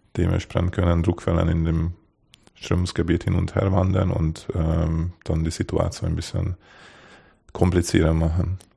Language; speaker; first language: German; non-native, fluent; Hungarian